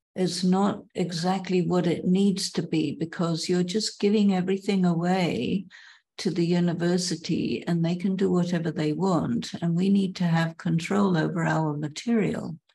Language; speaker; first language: English; native; English